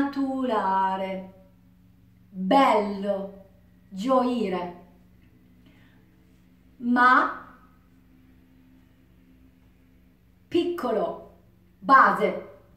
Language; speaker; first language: Italian; non-native, learner; Japanese